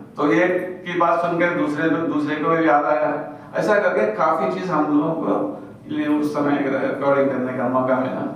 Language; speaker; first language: Hindi; non-native, local second language; Malayalam